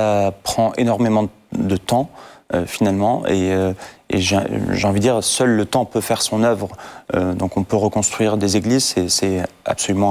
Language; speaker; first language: French; non-native, fluent; Assyrian Neo-Aramaic